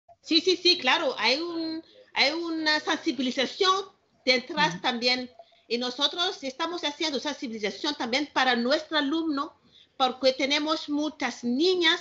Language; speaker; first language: Spanish; non-native, learner; Malagasy